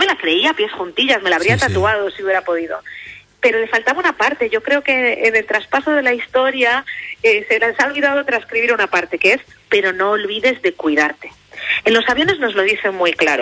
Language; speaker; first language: Spanish; native; Spanish